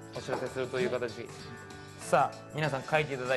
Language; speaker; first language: Japanese; native; Japanese